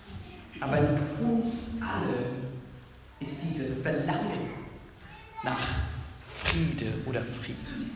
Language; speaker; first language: German; non-native, fluent; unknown